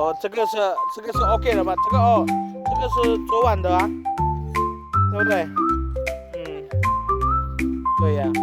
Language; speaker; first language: Chinese; non-native, learner; Filipino